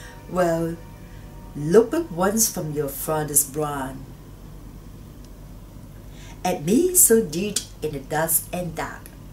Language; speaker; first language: English; non-native, local second language; Cantonese